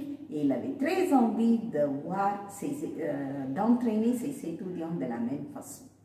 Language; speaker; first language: French; non-native, fluent; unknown